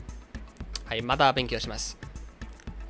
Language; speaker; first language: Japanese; non-native, learner; English